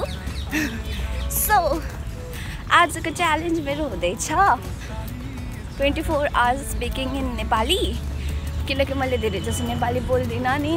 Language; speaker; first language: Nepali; early bilingual, heritage; Hindi